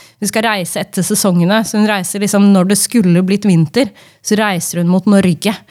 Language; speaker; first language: Norwegian; native; Norwegian